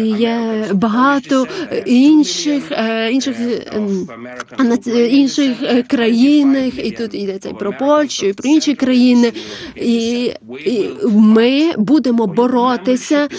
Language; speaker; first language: Ukrainian; non-native, learner; Lithuanian